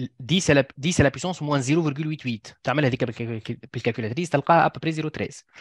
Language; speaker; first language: French; non-native, local second language; Arabic